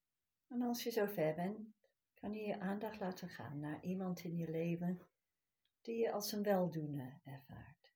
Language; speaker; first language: Dutch; non-native, fluent; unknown